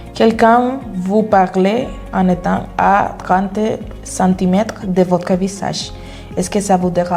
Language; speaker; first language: French; non-native, fluent; Spanish